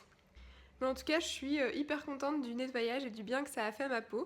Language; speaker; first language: French; native; French